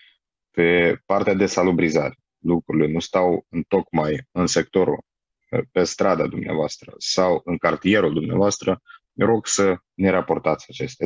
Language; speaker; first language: Romanian; native; Romanian